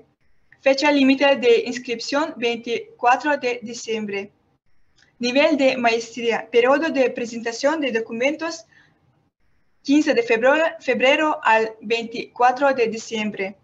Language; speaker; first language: Spanish; non-native, learner; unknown